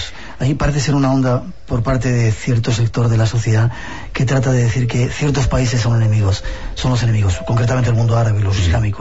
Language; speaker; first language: Spanish; native; Spanish